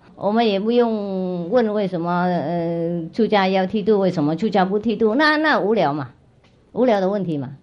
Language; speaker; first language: Chinese; non-native, fluent; Vietnamese